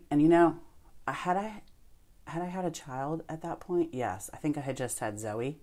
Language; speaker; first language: English; native; English